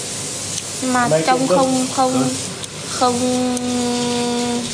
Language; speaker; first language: Vietnamese; non-native, learner; Javanese